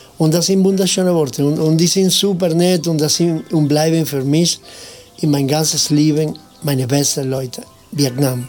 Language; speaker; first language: German; non-native, fluent; Spanish